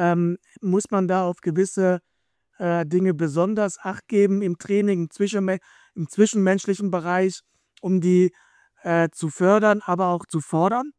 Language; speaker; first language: German; native; German